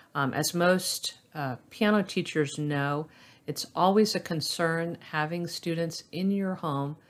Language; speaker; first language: English; native; English